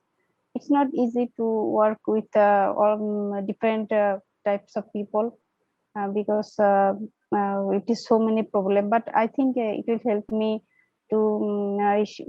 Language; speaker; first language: English; non-native, learner; Bangla